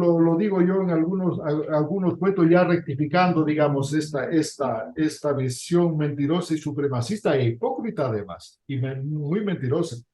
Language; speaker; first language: Spanish; native; Spanish